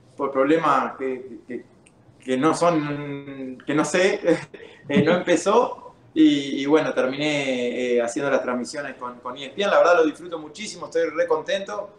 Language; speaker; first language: Spanish; native; Spanish